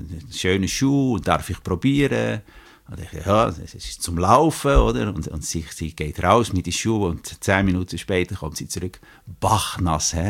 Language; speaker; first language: German; native; German